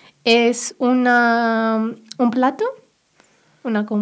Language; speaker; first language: Spanish; non-native, local second language; Berber languages